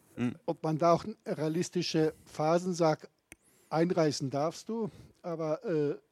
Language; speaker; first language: German; non-native, fluent; Bosnian